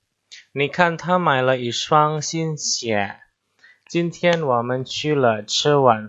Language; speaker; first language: Chinese; non-native, fluent; Indonesian